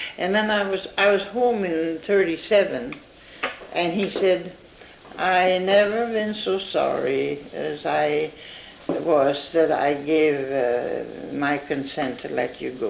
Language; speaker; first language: English; non-native, fluent; Swedish